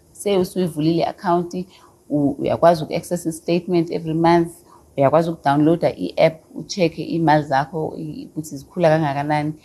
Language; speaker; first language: Xhosa; non-native, local second language; Zulu